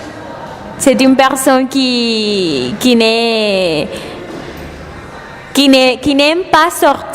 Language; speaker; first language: French; non-native, learner; Spanish